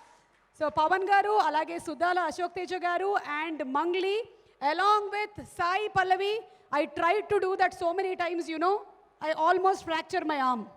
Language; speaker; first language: Telugu; native; Telugu